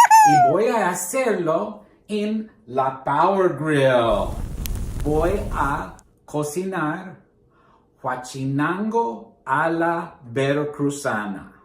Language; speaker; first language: Spanish; non-native, learner; English